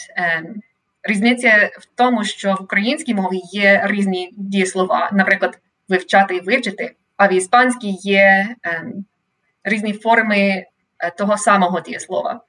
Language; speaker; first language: Ukrainian; non-native, fluent; English